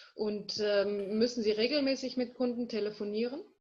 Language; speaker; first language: German; native; German